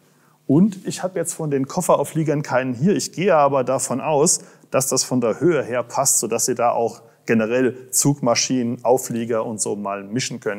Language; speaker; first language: German; native; German